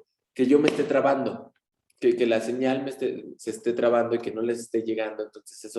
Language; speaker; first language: Spanish; native; Spanish